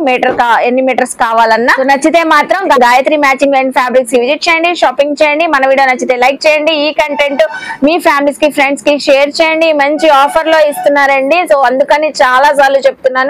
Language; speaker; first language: Telugu; native; Telugu